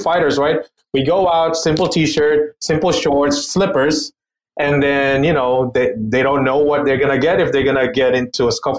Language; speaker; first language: English; non-native, local second language; Filipino